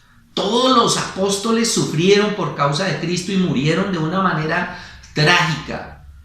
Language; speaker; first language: Spanish; native; Spanish